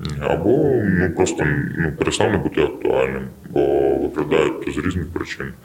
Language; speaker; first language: Ukrainian; non-native, local second language; Russian